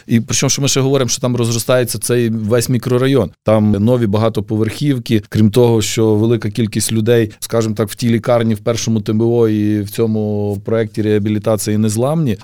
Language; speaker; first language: Ukrainian; native; Ukrainian